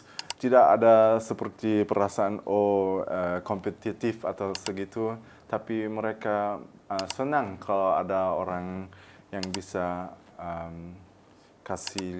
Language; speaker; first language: Indonesian; early bilingual, heritage; German